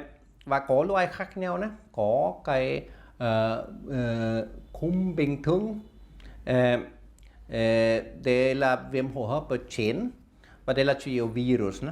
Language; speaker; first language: Vietnamese; non-native, learner; Swedish